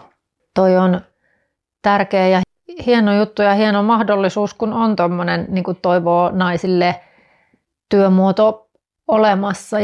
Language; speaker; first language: Finnish; native; Finnish